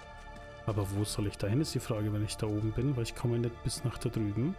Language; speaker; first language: German; native; German